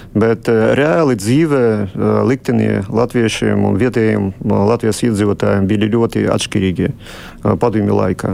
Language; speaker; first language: Latvian; non-native, local second language; Russian